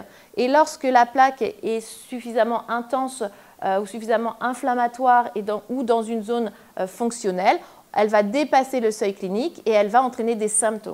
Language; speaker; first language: French; native; French